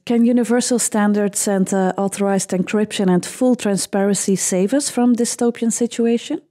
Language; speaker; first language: English; non-native, fluent; Dutch